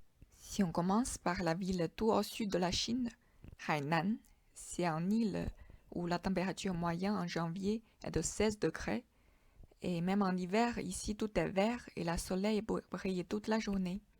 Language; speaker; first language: French; non-native, fluent; Chinese